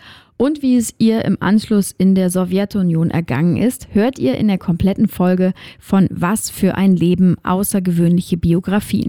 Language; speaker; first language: German; native; German